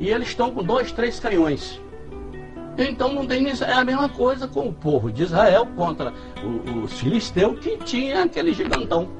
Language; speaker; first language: Portuguese; native; Portuguese